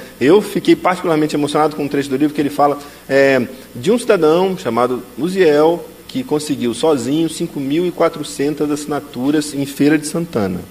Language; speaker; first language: Portuguese; native; Portuguese